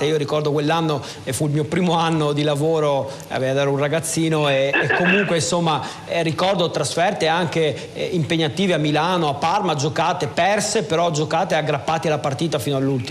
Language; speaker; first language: Italian; native; Italian